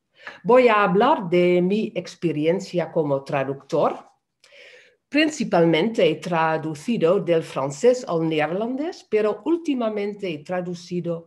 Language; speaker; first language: Spanish; non-native, fluent; Dutch